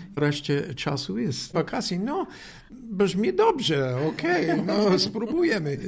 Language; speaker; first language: Polish; non-native, learner; English